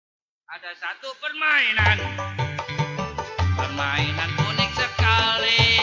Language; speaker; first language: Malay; non-native, local second language; Sundanese